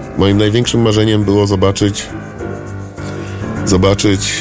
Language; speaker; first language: Polish; native; Polish